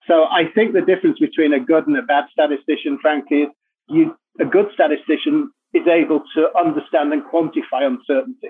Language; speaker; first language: English; native; English